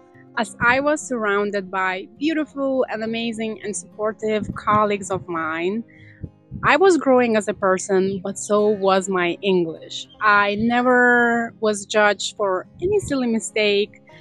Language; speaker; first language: English; non-native, fluent; Lithuanian